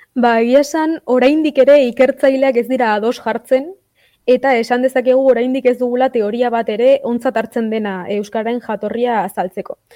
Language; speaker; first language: Basque; native; Basque